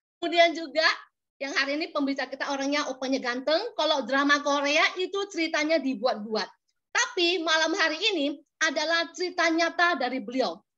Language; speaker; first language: Indonesian; native; Indonesian